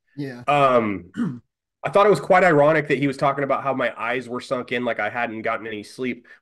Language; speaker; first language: English; native; English